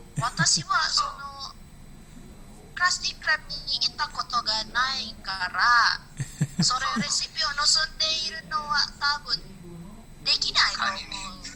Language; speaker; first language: Japanese; non-native, learner; Indonesian